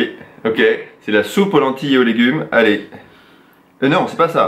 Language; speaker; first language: French; native; French